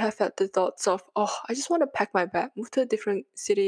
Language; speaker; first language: English; non-native, local second language; Chinese